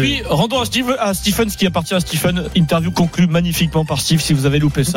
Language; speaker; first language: French; native; French